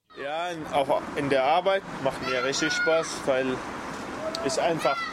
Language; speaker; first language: German; non-native, learner; Arabic